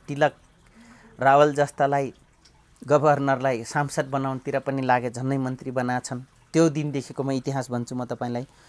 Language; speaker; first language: Nepali; non-native, local second language; Dangaura Tharu